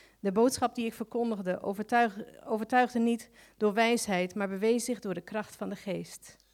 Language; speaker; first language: Dutch; native; Dutch